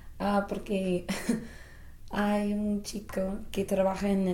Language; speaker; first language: Spanish; non-native, fluent; English